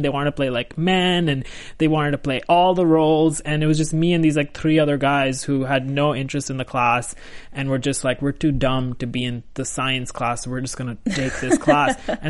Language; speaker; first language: English; non-native, local second language; Hindi